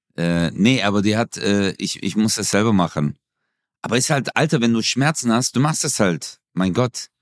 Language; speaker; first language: German; early bilingual, other home language; Turkish